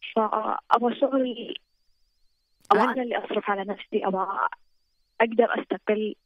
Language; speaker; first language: Arabic; native; Arabic